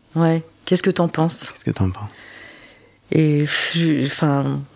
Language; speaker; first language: French; native; French